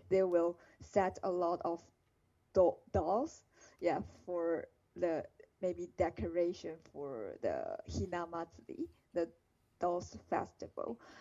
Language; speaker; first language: English; non-native, fluent; Chinese